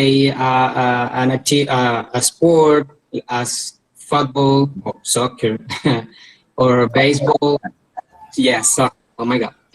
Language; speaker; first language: English; non-native, learner; Spanish